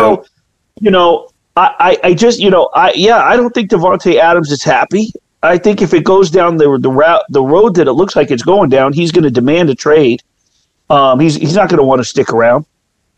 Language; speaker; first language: English; native; English